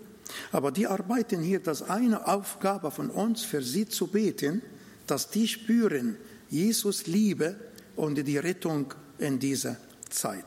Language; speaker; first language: German; non-native, learner; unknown